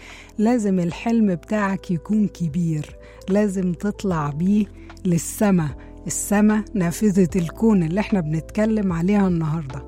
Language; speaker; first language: Arabic; native; Arabic